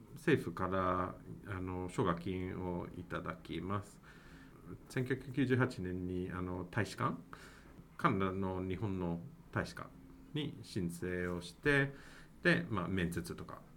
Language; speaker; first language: Japanese; non-native, fluent; English